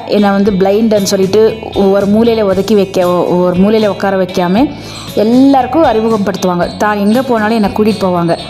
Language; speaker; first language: Tamil; non-native, local second language; Kannada